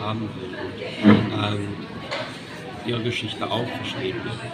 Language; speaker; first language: German; non-native, fluent; English